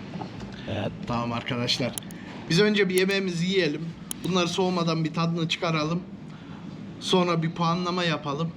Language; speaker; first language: Turkish; early bilingual, heritage; Turkish